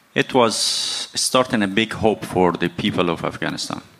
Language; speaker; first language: English; non-native, learner; Persian